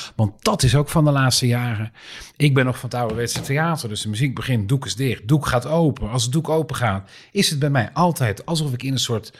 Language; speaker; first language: Dutch; native; Dutch